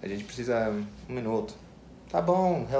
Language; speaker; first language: Portuguese; non-native, fluent; English